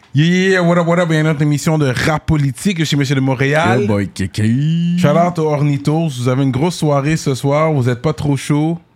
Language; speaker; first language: French; native; French